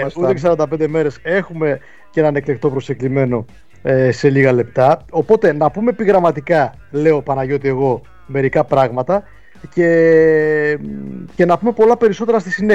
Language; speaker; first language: Greek; native; Greek